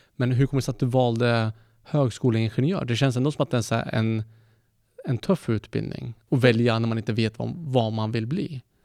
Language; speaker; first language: Swedish; native; Swedish